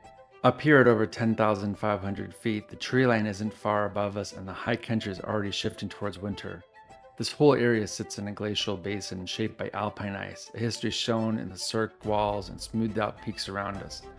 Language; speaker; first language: English; native; English